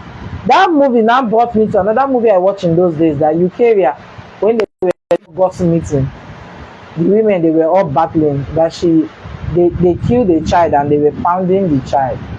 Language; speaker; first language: English; non-native, local second language; Igbo